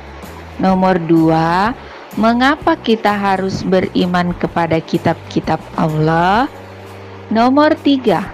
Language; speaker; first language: Indonesian; native; Indonesian